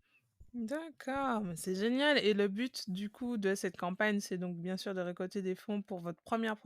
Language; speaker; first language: French; native; French